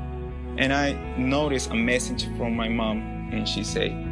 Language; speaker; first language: English; non-native, learner; Spanish